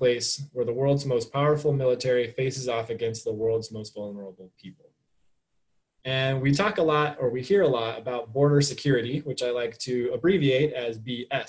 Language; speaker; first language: English; native; English